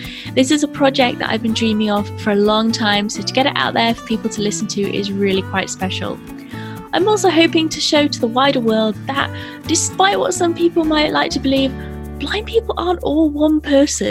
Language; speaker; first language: English; native; English